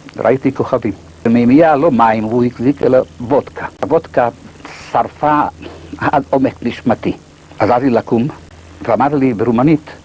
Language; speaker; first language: Hebrew; non-native, fluent; Hungarian